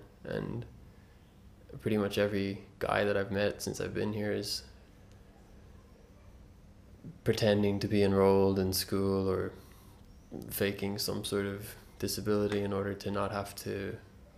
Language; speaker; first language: English; native; English